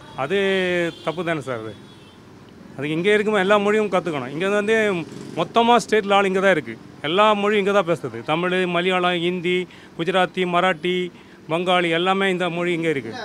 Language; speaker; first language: Tamil; non-native, local second language; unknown